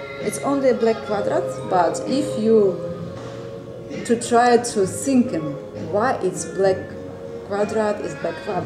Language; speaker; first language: English; non-native, learner; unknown